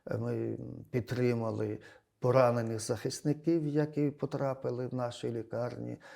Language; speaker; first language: Ukrainian; non-native, fluent; Georgian